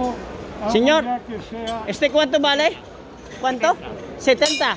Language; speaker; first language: Spanish; non-native, learner; Filipino